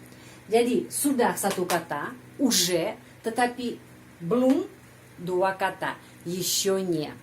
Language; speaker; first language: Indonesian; non-native, fluent; Russian